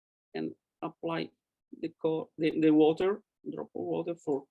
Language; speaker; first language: English; non-native, learner; Italian